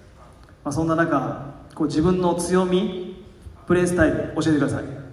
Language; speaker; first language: Japanese; native; Japanese